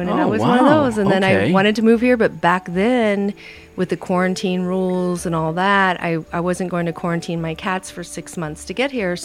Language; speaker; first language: English; native; English